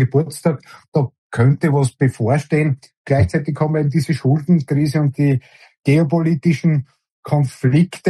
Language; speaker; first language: German; native; German